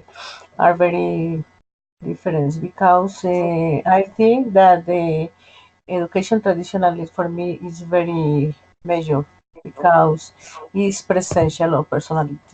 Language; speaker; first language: English; non-native, learner; Spanish